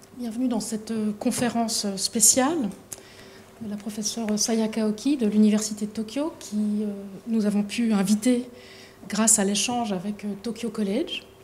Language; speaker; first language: French; native; French